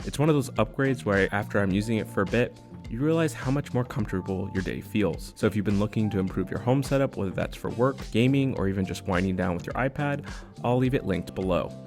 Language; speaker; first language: English; native; English